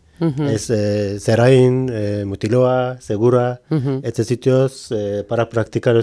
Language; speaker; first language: Spanish; non-native, learner; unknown